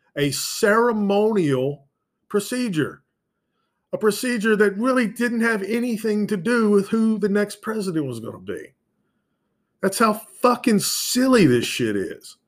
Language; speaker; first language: English; native; English